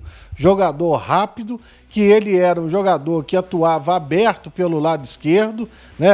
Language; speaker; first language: Portuguese; native; Portuguese